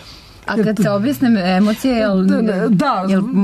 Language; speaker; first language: Serbian; native; Serbian